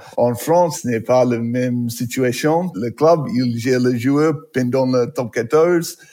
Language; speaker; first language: French; non-native, learner; English